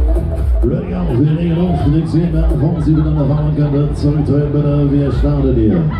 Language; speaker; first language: German; native; German